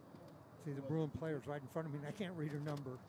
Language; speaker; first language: English; native; English